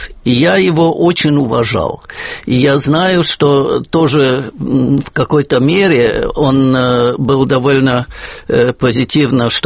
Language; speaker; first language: Russian; non-native, fluent; German